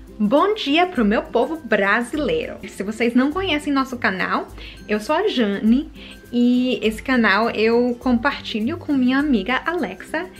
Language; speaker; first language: Portuguese; early bilingual, heritage; Portuguese